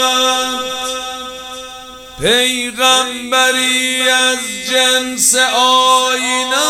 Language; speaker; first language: Persian; native; Persian